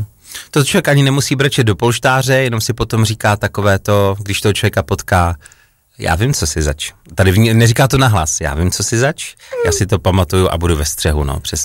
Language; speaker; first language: Czech; native; Czech